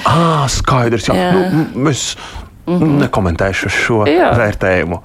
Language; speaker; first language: Latvian; non-native, local second language; Russian